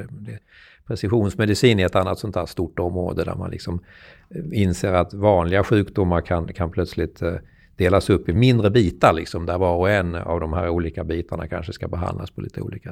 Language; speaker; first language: Swedish; native; Swedish